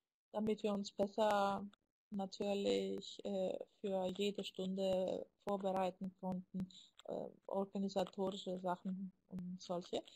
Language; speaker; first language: German; non-native, fluent; Greek